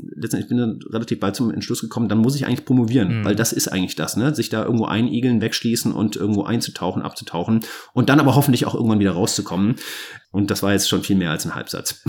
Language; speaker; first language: German; native; German